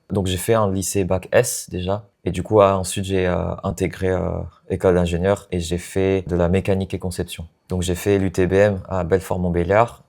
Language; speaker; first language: French; non-native, fluent; Chinese